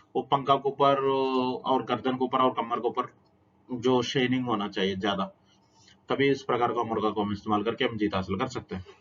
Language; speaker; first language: Hindi; non-native, local second language; Telugu